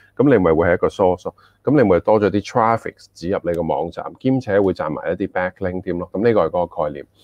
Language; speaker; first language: Cantonese; early bilingual, heritage; Cantonese